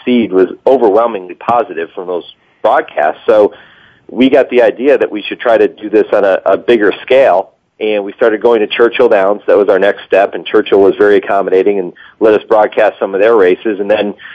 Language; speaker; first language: English; native; English